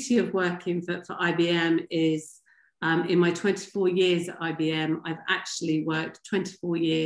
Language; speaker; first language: English; native; English